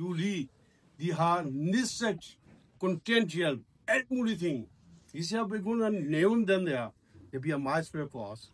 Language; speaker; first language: Danish; non-native, learner; Urdu